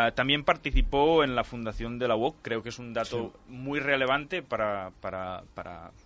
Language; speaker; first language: Spanish; non-native, local second language; Catalan